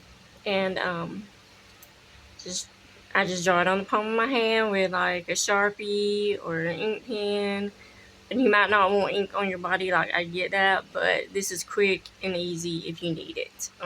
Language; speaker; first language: English; native; English